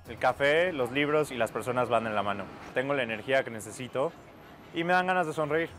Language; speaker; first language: Spanish; native; Spanish